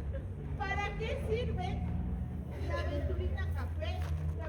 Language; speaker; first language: Spanish; native; Spanish